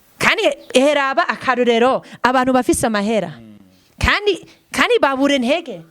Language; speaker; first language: Rundi; non-native, fluent; English